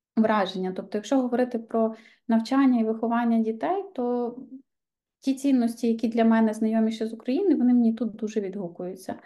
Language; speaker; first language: Ukrainian; native; Ukrainian